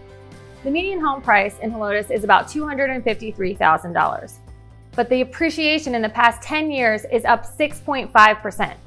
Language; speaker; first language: English; native; English